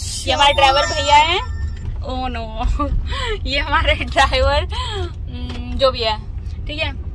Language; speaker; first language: Hindi; native; Hindi